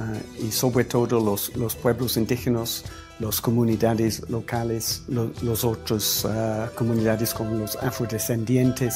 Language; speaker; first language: Spanish; non-native, fluent; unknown